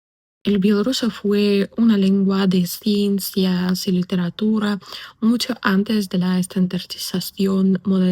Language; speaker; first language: Spanish; non-native, fluent; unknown